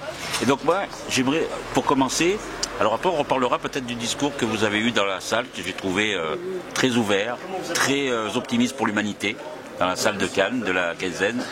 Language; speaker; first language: French; native; French